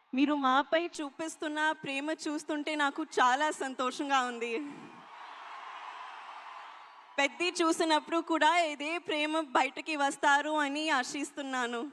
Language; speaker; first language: Telugu; non-native, learner; Hindi